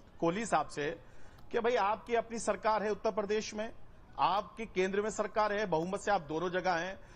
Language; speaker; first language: Hindi; native; Hindi